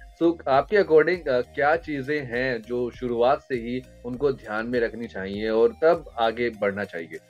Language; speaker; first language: Hindi; native; Hindi